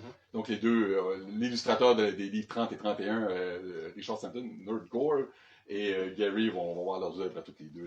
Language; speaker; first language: French; native; French